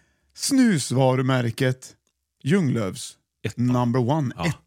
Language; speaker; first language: Swedish; native; Swedish